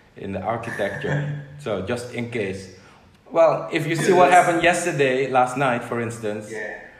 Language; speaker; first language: English; non-native, fluent; Dutch